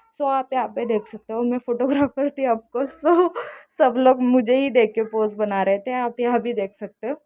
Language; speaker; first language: Hindi; non-native, local second language; Marathi